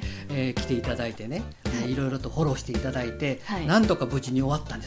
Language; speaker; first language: Japanese; native; Japanese